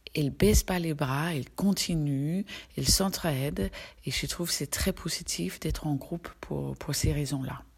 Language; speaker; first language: French; non-native, fluent; Danish